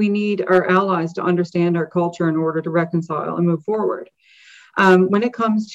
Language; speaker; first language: English; native; English